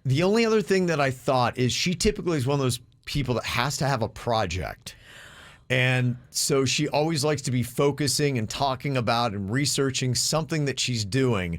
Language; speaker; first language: English; native; English